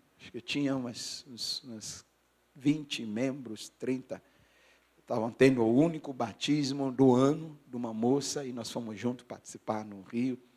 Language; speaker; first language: Portuguese; non-native, fluent; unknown